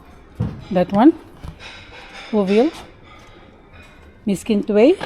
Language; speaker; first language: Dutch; non-native, learner; Iloko